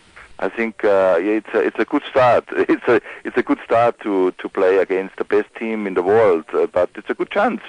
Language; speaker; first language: English; non-native, fluent; German